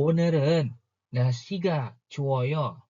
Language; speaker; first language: Korean; non-native, fluent; Indonesian